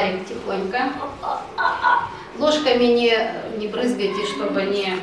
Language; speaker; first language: Russian; native; Russian